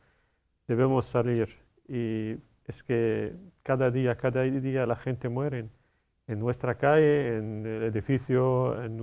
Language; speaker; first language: Spanish; non-native, learner; Arabic